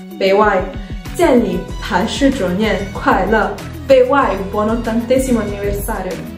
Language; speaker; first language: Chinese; non-native, fluent; Italian